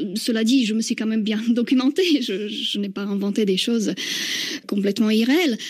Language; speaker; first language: French; non-native, fluent; Slovak